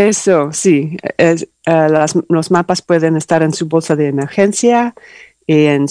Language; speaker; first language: Spanish; non-native, learner; English